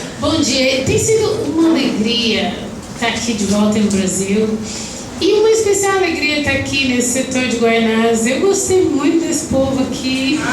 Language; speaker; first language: Portuguese; native; Portuguese